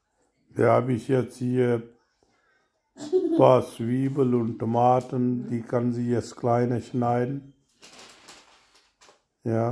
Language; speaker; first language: German; non-native, learner; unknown